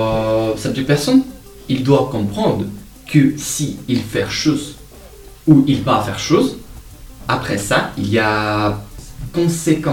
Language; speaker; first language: French; non-native, learner; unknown